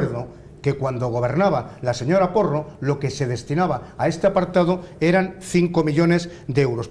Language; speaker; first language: Spanish; native; Spanish